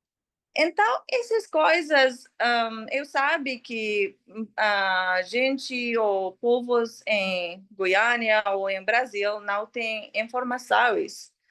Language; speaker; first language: Portuguese; non-native, learner; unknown